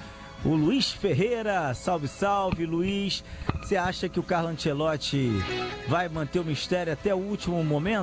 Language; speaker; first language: Portuguese; native; Portuguese